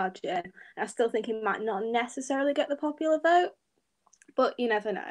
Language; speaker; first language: English; native; English